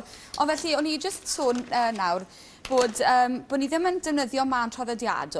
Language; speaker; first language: Welsh; native; Welsh